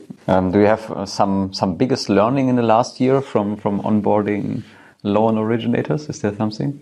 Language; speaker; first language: English; non-native, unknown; German